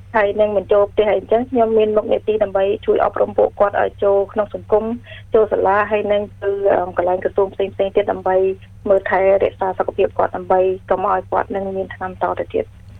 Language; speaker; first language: Khmer; early bilingual, heritage; Khmer